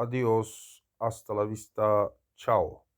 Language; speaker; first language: Spanish; non-native, learner; Turkish